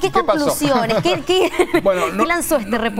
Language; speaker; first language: Spanish; native; Spanish